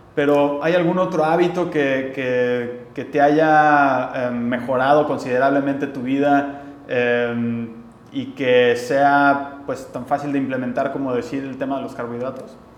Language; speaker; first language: Spanish; native; Spanish